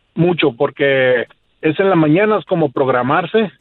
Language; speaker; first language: Spanish; native; Spanish